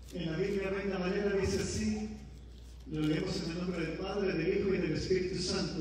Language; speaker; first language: Spanish; native; Spanish